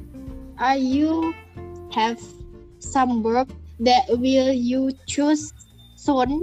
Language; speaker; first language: English; non-native, learner; Indonesian